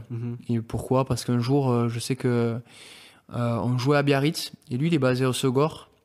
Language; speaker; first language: French; native; French